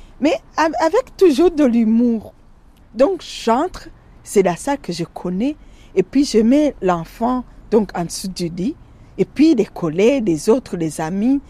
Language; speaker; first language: French; non-native, local second language; Rundi